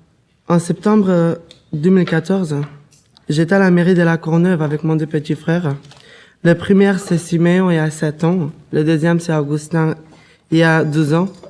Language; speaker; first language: French; non-native, learner; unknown